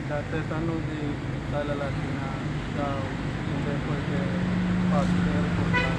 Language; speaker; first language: Filipino; non-native, learner; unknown